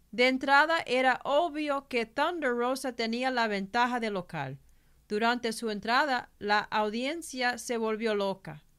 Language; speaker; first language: Spanish; early bilingual, heritage; Spanish